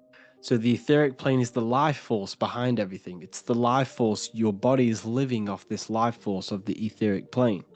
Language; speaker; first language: English; native; English